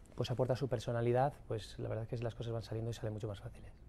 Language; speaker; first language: Spanish; native; Spanish